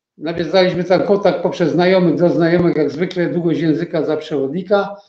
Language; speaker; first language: Polish; native; Polish